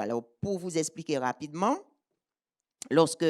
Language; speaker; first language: French; native; French